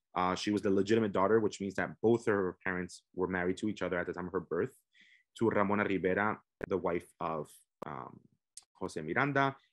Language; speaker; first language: English; native; English